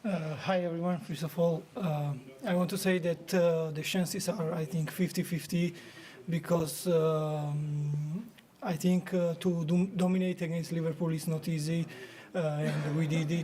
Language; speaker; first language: English; non-native, fluent; Georgian